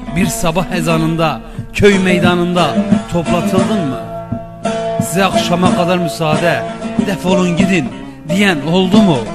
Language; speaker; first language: Turkish; non-native, local second language; Kurdish